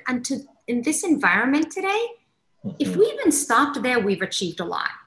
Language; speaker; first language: English; non-native, local second language; Somali